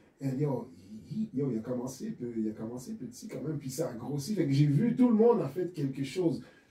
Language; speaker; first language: French; native; French